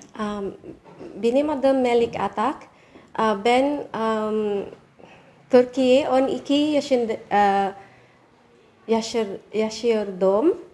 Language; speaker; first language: Turkish; non-native, learner; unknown